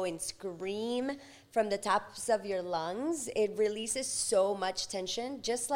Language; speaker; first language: English; non-native, fluent; Spanish